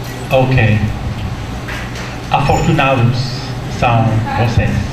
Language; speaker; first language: Portuguese; non-native, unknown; English